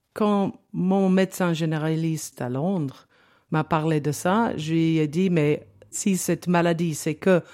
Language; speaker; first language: French; non-native, fluent; English